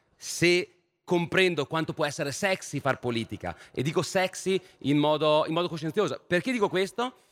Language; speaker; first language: Italian; native; Italian